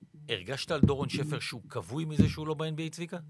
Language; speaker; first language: Hebrew; native; Hebrew